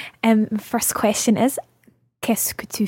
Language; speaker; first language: French; non-native, learner; English